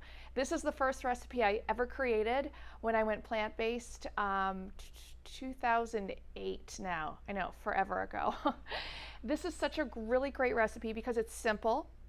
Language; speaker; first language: English; native; English